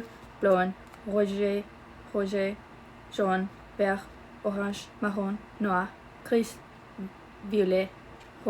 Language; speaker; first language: French; non-native, learner; English